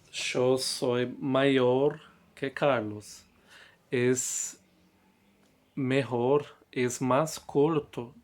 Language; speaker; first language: Spanish; non-native, fluent; Portuguese